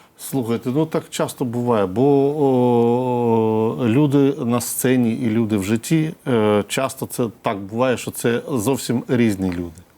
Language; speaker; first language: Ukrainian; non-native, local second language; Russian